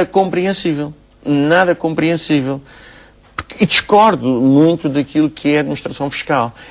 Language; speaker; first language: Portuguese; native; Portuguese